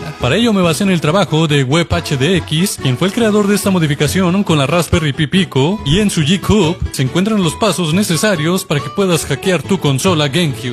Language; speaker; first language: Spanish; native; Spanish